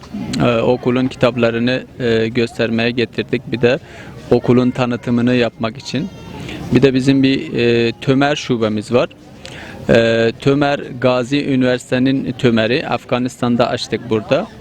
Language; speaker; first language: Turkish; non-native, fluent; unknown